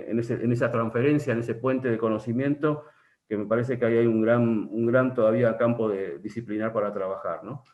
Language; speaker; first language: Spanish; native; Spanish